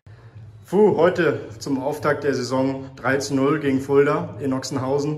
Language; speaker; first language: German; native; German